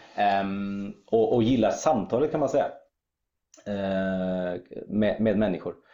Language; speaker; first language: Swedish; early bilingual, other home language; German